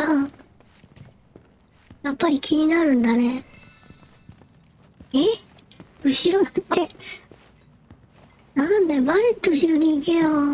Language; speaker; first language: Japanese; native; Japanese